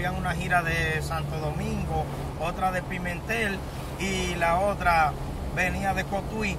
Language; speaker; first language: Spanish; native; Spanish